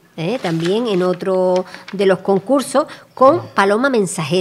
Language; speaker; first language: Spanish; native; Spanish